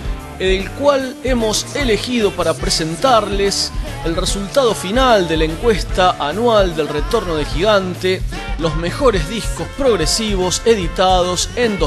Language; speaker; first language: Spanish; native; Spanish